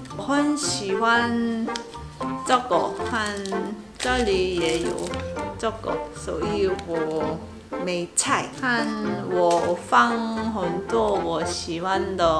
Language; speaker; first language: Chinese; non-native, learner; Korean